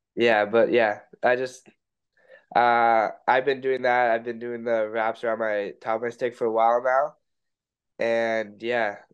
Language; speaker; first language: English; native; English